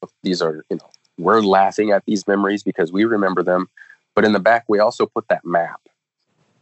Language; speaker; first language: English; native; English